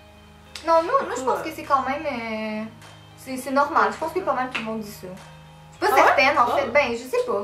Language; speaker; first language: French; native; French